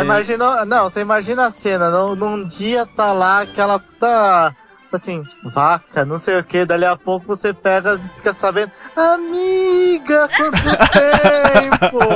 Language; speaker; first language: Portuguese; native; Portuguese